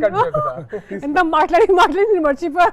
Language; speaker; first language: Telugu; non-native, fluent; Hindi